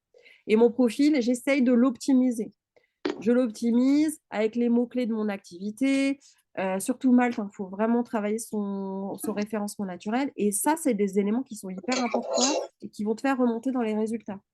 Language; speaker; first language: French; native; French